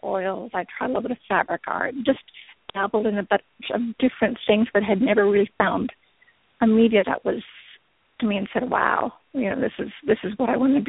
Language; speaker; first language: English; native; English